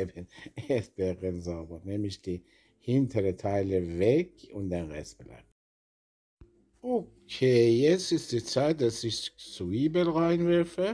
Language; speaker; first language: German; non-native, learner; Persian